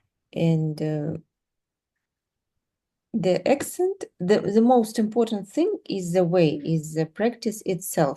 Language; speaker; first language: English; non-native, fluent; Russian